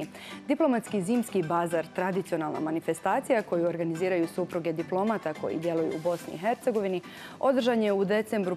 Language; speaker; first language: Croatian; native; Croatian